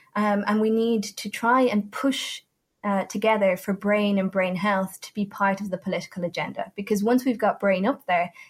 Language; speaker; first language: English; non-native, fluent; Italian